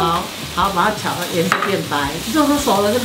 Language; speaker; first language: Chinese; native; Chinese